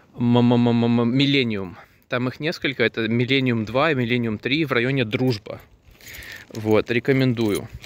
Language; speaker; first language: Russian; native; Russian